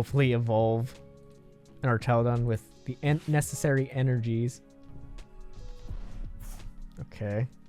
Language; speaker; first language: English; native; English